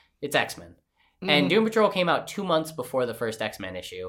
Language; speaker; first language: English; native; English